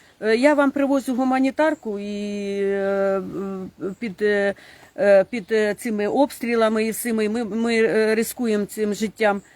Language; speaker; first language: Ukrainian; native; Ukrainian